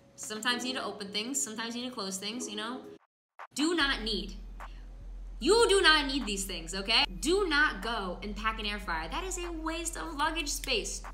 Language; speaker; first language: English; native; English